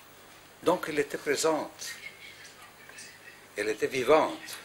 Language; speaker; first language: French; non-native, fluent; Greek